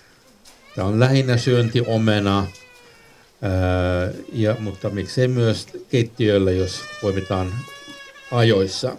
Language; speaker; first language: Finnish; non-native, local second language; Swedish